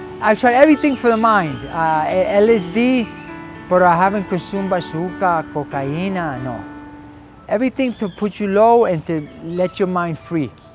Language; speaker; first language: English; early bilingual, other home language; Spanish